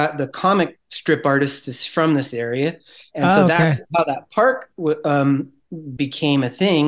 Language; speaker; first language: English; native; English